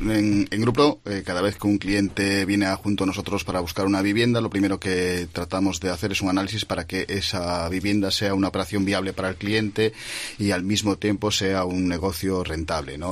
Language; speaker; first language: Spanish; native; Spanish